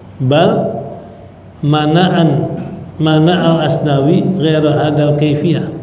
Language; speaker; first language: Arabic; non-native, fluent; Indonesian